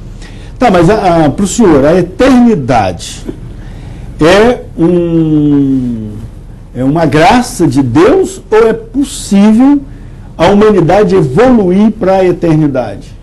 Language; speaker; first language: Portuguese; native; Portuguese